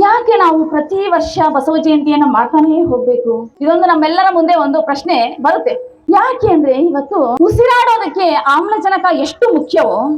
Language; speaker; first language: Kannada; non-native, local second language; Tamil